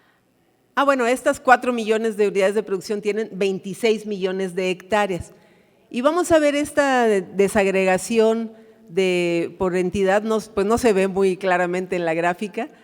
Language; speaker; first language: Spanish; native; Spanish